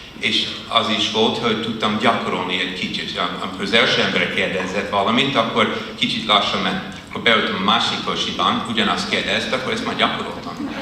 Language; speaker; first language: Hungarian; non-native, fluent; English